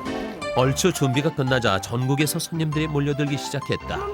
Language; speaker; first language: Korean; native; Korean